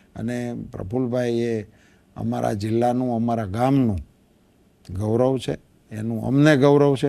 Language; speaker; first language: Gujarati; native; Gujarati